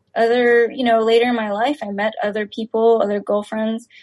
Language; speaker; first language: English; native; English